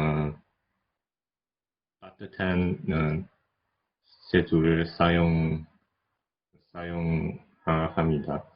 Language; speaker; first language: Korean; non-native, learner; Chinese